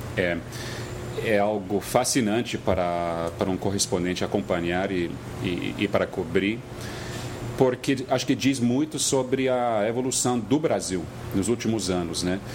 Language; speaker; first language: Portuguese; non-native, fluent; English